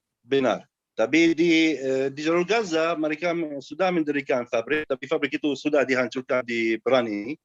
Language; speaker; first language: Indonesian; non-native, learner; Arabic